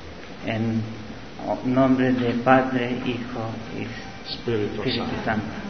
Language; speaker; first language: Spanish; non-native, learner; Serbian